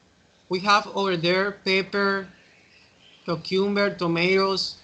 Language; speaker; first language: English; non-native, fluent; Spanish